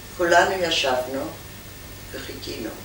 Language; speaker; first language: Hebrew; non-native, fluent; German